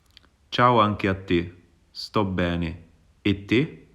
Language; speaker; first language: Italian; non-native, fluent; Wolof